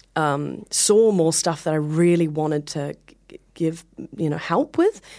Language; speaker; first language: English; native; English